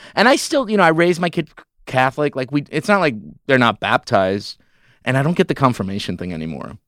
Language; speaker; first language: English; early bilingual, heritage; English